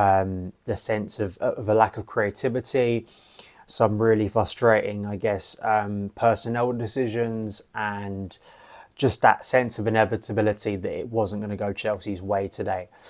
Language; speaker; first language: English; native; English